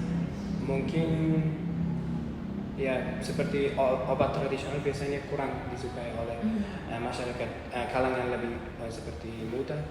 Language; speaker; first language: Indonesian; non-native, learner; Uzbek